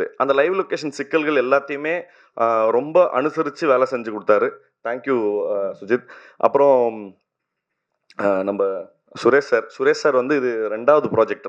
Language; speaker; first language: Tamil; native; Tamil